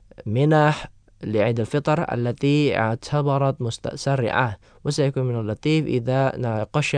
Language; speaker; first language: Arabic; non-native, fluent; Indonesian